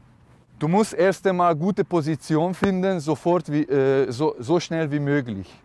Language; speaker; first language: German; non-native, learner; Hungarian